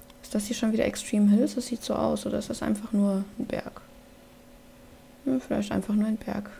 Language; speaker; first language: German; native; German